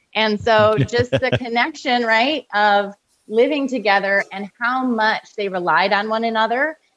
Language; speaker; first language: English; native; English